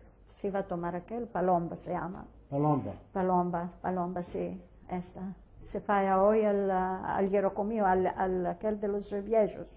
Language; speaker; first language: Spanish; early bilingual, heritage; Ladino